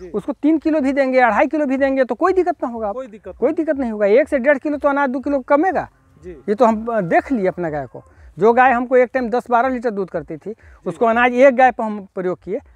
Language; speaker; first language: Hindi; native; Hindi